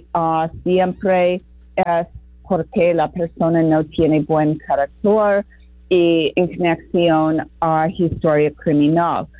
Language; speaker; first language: Spanish; non-native, fluent; English